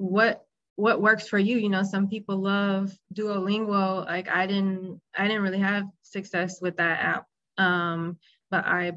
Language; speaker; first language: English; native; English